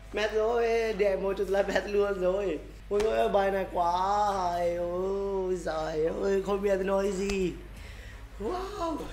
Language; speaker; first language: Vietnamese; non-native, learner; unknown